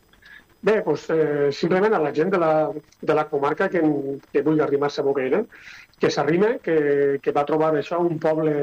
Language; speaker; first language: Catalan; native; Catalan